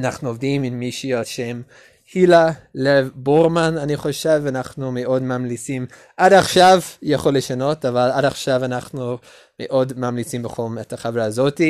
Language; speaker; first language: Hebrew; non-native, learner; English